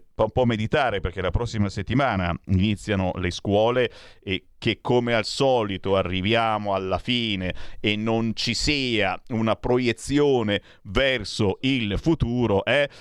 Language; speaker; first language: Italian; non-native, fluent; Portuguese